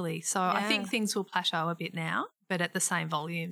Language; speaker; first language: English; native; English